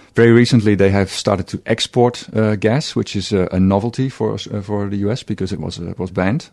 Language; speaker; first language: English; non-native, fluent; Dutch